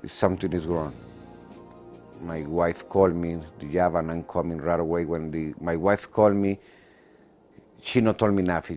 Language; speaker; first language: English; non-native, learner; Spanish